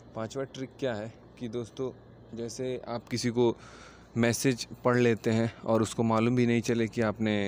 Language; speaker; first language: Hindi; native; Hindi